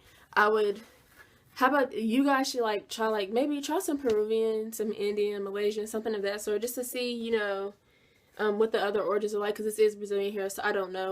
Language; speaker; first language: English; native; English